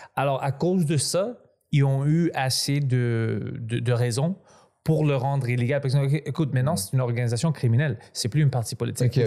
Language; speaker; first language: French; non-native, fluent; Greek